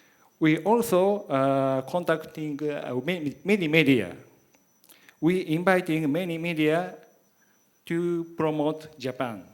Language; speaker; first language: English; non-native, learner; Japanese